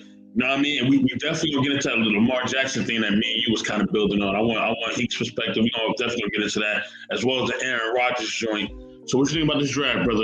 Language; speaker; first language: English; native; English